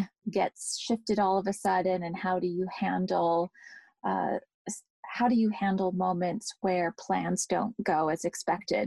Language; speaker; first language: English; native; English